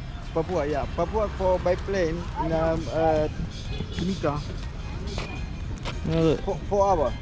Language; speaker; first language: English; non-native, learner; Indonesian